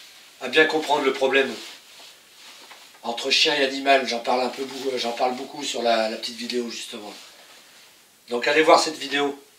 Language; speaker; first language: French; native; French